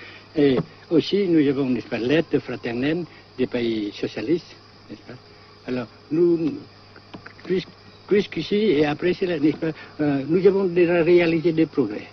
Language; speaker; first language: French; non-native, fluent; Vietnamese